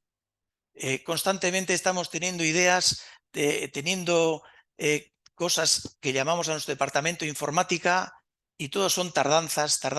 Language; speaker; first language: Spanish; native; Spanish